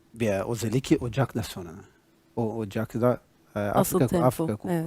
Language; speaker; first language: Turkish; non-native, learner; Portuguese